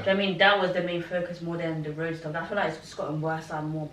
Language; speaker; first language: English; native; English